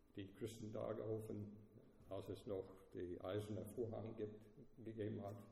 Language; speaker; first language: German; non-native, fluent; English